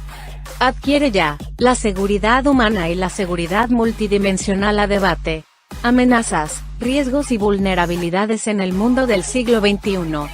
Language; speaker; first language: Spanish; native; Spanish